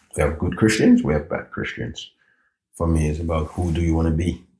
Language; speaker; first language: English; early bilingual, other home language; Norwegian